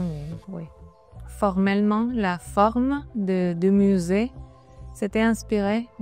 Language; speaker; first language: French; non-native, fluent; Spanish